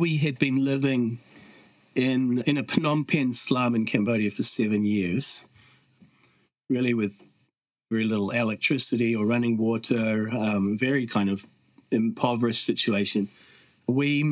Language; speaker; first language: English; native; English